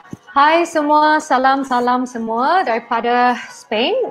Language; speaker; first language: Malay; non-native, local second language; Chinese